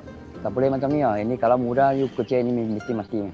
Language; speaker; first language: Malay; non-native, local second language; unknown